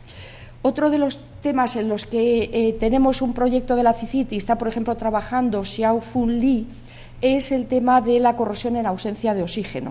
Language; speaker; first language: Spanish; native; Spanish